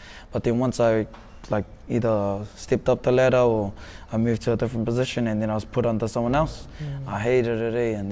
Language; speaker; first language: English; native; English